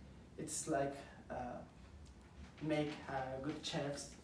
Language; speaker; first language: English; non-native, learner; Spanish